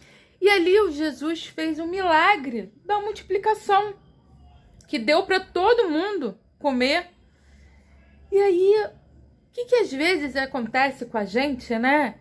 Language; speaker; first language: Portuguese; native; Portuguese